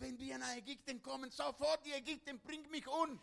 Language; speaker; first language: German; non-native, learner; Spanish